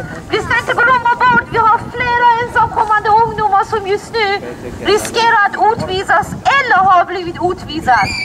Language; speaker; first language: Swedish; non-native, fluent; Persian